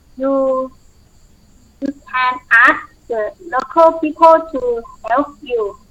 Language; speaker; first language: English; non-native, learner; Thai